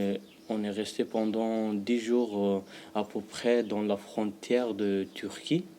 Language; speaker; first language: French; non-native, learner; Pashto